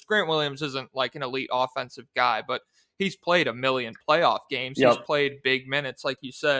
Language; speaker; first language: English; native; English